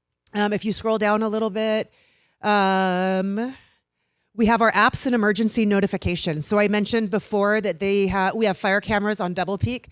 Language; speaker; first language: English; native; English